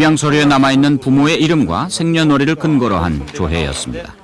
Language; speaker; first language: Korean; native; Korean